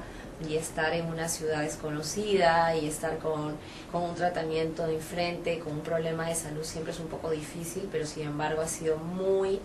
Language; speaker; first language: Spanish; native; Spanish